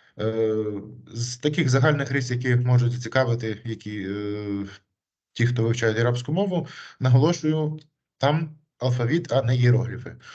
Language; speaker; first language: Ukrainian; native; Ukrainian